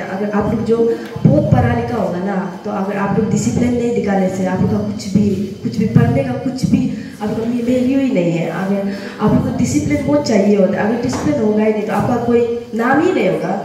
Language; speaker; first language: Hindi; non-native, local second language; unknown